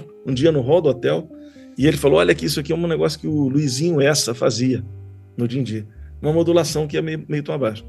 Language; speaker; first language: Portuguese; native; Portuguese